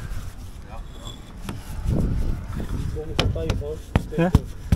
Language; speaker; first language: Dutch; native; Dutch